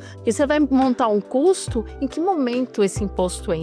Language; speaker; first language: Portuguese; native; Portuguese